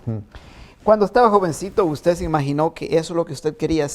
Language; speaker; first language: Spanish; native; Spanish